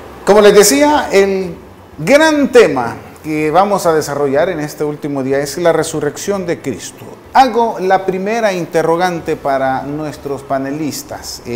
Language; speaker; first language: Spanish; native; Spanish